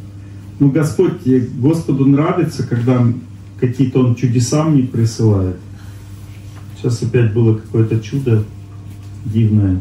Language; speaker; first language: Russian; native; Russian